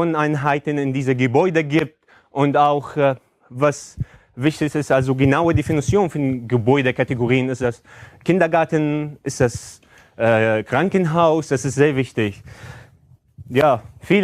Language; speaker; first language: German; non-native, fluent; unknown